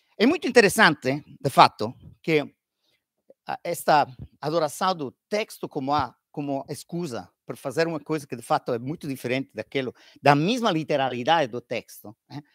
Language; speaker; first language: Portuguese; non-native, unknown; Italian